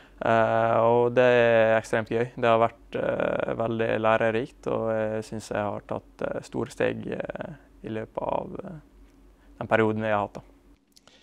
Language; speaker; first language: Norwegian; native; Norwegian